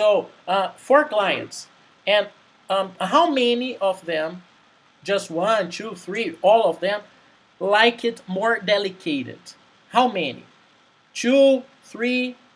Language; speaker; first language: English; non-native, fluent; Portuguese